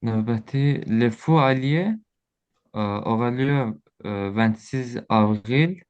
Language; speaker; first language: French; non-native, learner; Azerbaijani